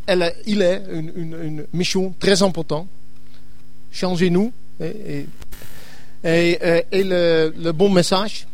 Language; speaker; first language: French; non-native, learner; English